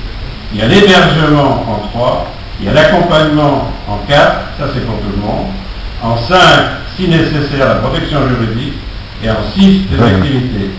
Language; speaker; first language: French; native; French